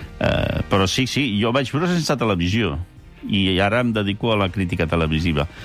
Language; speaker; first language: Catalan; early bilingual, other home language; French